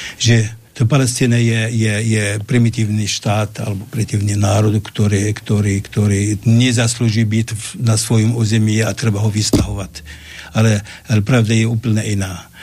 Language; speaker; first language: Slovak; non-native, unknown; Arabic